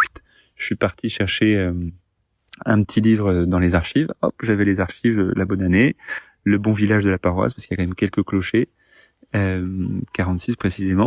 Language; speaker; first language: French; native; French